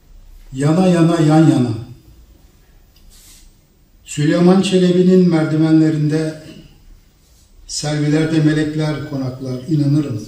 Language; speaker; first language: Turkish; native; Turkish